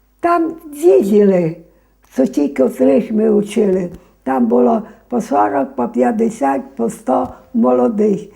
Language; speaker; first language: Ukrainian; native; Ukrainian